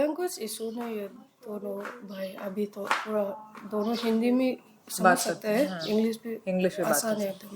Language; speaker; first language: Hindi; non-native, local second language; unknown